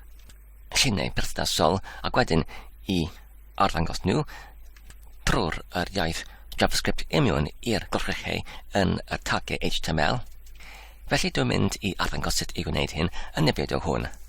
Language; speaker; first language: Welsh; non-native, learner; English